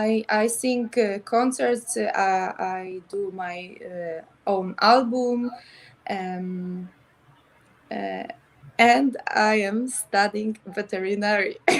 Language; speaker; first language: English; non-native, learner; Polish